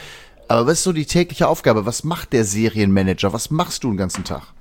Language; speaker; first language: German; native; German